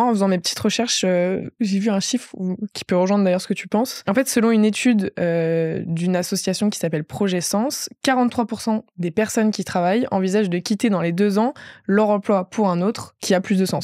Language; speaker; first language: French; native; French